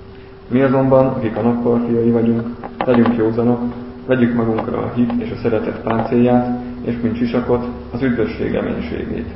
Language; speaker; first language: Hungarian; native; Hungarian